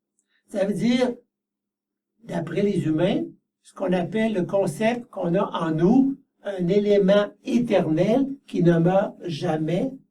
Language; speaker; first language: French; native; French